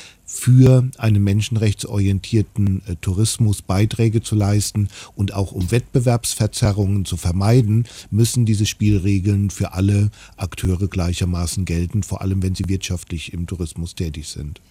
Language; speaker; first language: German; native; German